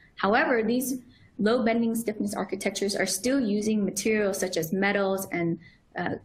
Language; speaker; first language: English; native; English